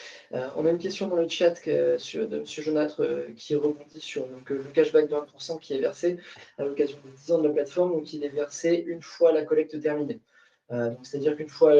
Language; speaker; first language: French; native; French